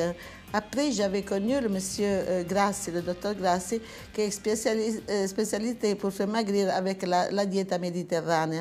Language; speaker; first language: French; non-native, learner; Italian